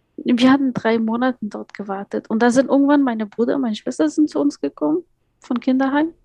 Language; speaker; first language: German; non-native, fluent; Persian